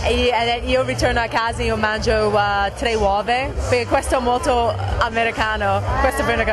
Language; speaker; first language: Italian; non-native, fluent; English